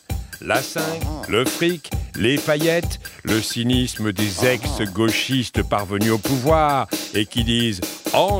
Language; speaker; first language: French; native; French